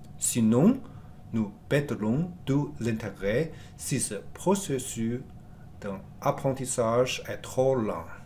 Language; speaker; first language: French; non-native, learner; Chinese